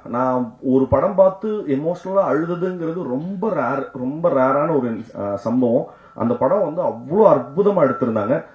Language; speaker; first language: Tamil; native; Tamil